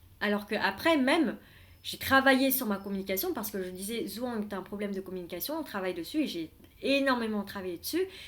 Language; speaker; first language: French; non-native, fluent; Vietnamese